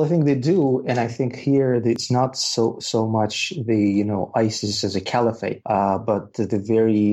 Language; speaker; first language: English; non-native, fluent; Russian